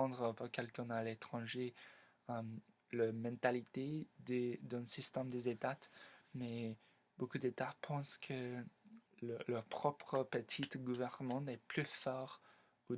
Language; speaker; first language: French; non-native, learner; English